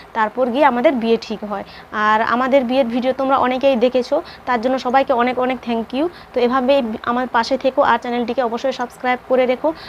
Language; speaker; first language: Bangla; non-native, local second language; Santali